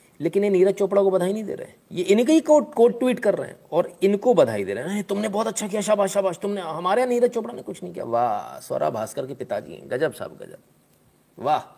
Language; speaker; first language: Hindi; native; Hindi